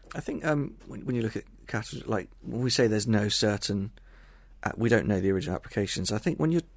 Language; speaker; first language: English; native; English